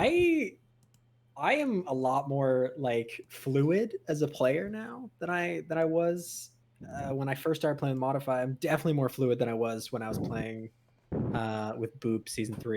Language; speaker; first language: English; native; English